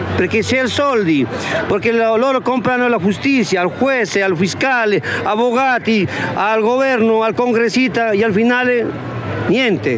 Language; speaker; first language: Italian; non-native, learner; Spanish